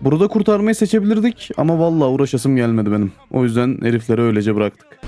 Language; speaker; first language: Turkish; native; Turkish